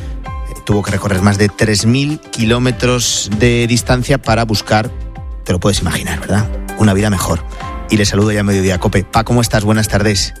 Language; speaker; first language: Spanish; native; Spanish